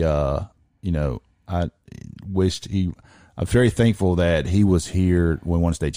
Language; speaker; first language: English; native; English